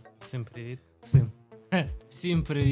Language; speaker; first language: Ukrainian; non-native, local second language; Russian